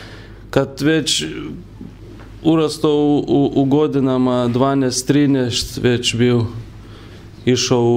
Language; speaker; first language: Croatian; non-native, learner; Lithuanian